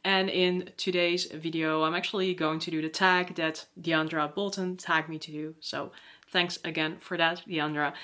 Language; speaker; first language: English; non-native, fluent; Dutch